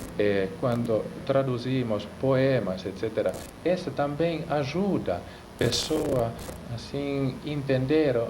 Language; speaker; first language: Portuguese; non-native, fluent; Finnish